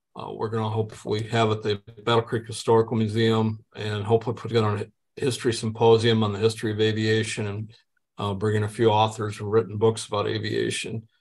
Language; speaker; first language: English; native; English